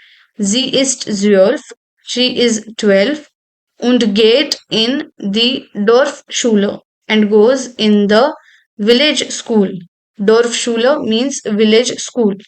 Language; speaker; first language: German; non-native, fluent; Hindi